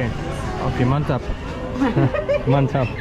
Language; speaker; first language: Indonesian; non-native, learner; German